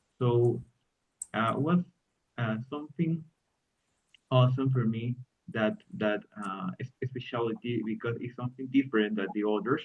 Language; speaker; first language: English; non-native, learner; Spanish